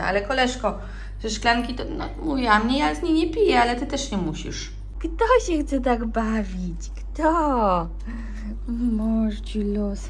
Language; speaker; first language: Polish; native; Polish